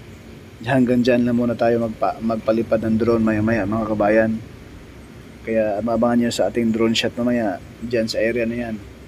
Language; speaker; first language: Filipino; native; Filipino